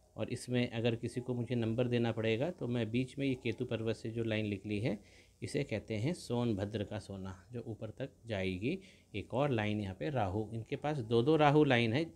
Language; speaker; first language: Hindi; native; Hindi